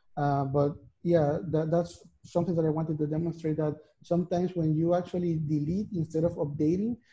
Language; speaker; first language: English; non-native, fluent; Spanish